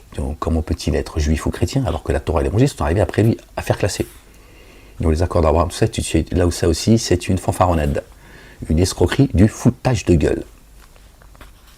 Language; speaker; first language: French; native; French